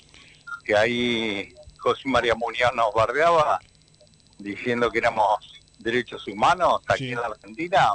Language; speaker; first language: Spanish; native; Spanish